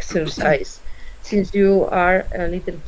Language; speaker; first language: English; non-native, learner; Spanish